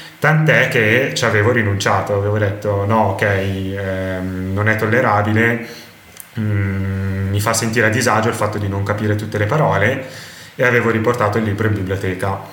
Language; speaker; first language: Italian; native; Italian